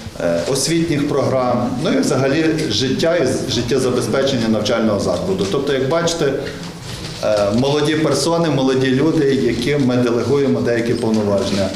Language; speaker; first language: Ukrainian; native; Ukrainian